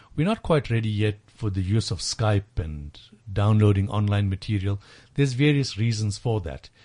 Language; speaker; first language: English; native; English